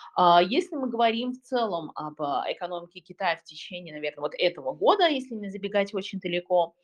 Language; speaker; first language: Russian; non-native, fluent; Chinese